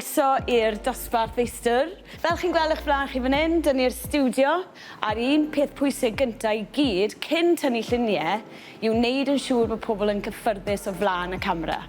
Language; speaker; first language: Welsh; native; Welsh